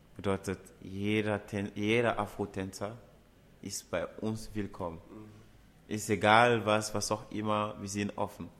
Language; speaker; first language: German; non-native, fluent; Ewe